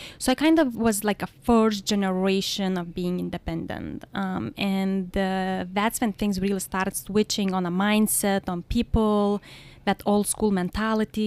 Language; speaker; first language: English; non-native, fluent; Lithuanian